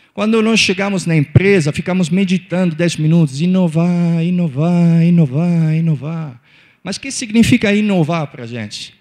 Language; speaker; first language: Portuguese; non-native, fluent; Italian